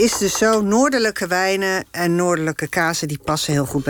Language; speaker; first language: Dutch; native; Dutch